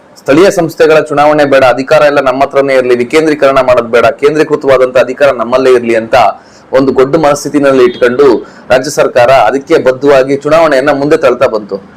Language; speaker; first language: Kannada; native; Kannada